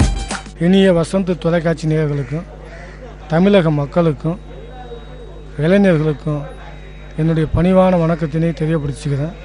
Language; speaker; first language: Tamil; native; Tamil